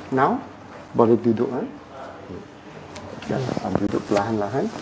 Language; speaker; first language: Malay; non-native, local second language; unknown